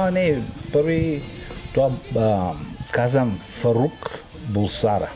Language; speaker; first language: Bulgarian; non-native, learner; Swahili